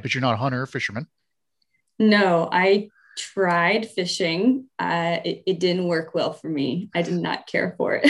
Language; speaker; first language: English; native; English